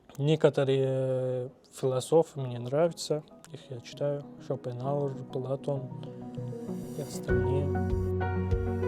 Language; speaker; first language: Russian; non-native, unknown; Turkish